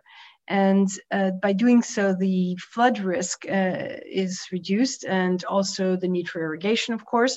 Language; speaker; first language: English; native; English